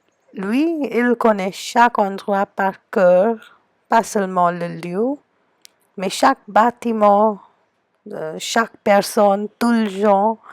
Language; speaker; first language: French; non-native, fluent; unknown